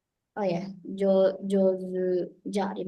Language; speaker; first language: Japanese; non-native, learner; Indonesian